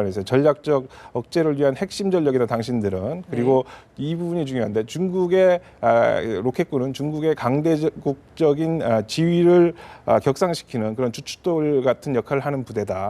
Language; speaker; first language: Korean; native; Korean